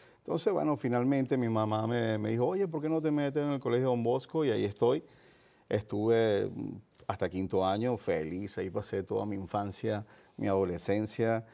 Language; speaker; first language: Spanish; native; Spanish